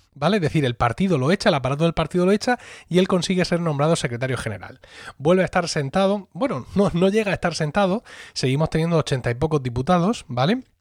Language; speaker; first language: Spanish; native; Spanish